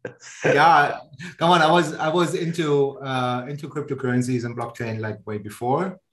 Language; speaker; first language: English; non-native, fluent; German